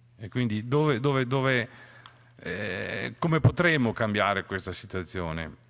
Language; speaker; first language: Italian; native; Italian